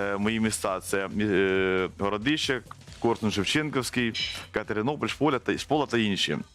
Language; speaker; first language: Ukrainian; native; Ukrainian